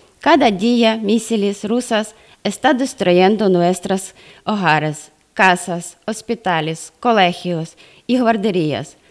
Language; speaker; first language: Spanish; non-native, fluent; Ukrainian